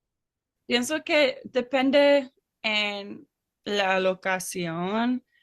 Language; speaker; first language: Spanish; non-native, fluent; English